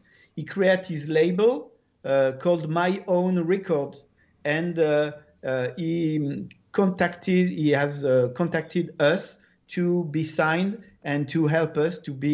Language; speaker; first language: English; non-native, learner; French